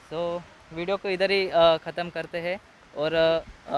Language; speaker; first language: Hindi; non-native, local second language; Gujarati